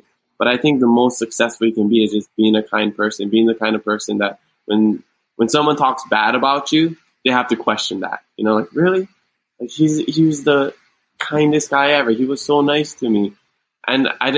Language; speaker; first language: English; native; English